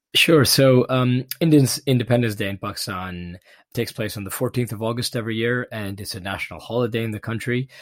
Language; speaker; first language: English; non-native, local second language; Urdu